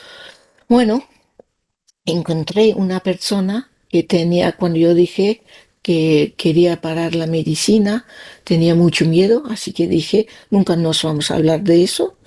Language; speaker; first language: Spanish; non-native, learner; Danish